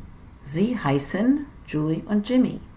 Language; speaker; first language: German; non-native, fluent; English